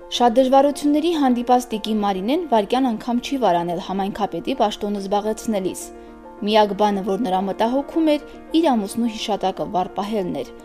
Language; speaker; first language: Armenian; native; Armenian